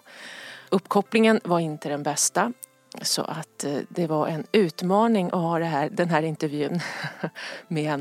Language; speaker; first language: Swedish; native; Swedish